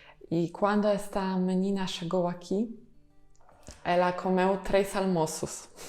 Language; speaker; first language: Portuguese; non-native, fluent; Polish